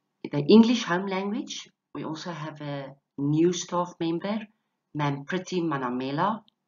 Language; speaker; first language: English; non-native, local second language; Afrikaans